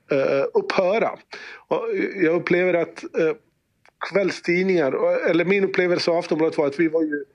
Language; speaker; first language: Swedish; early bilingual, other home language; Bosnian